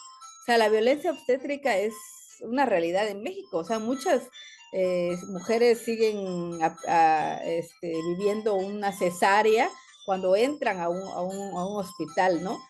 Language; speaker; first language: Spanish; native; Spanish